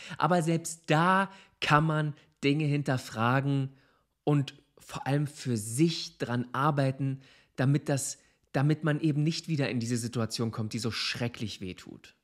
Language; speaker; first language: German; native; German